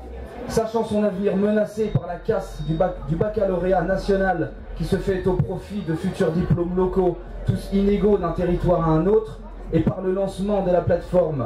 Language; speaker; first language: French; native; French